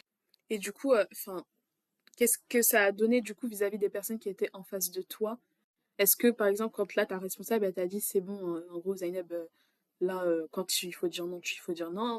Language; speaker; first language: French; native; French